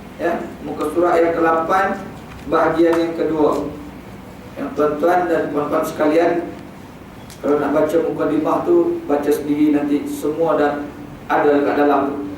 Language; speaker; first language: Malay; native; Malay